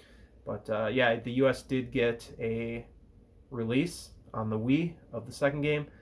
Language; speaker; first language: English; native; English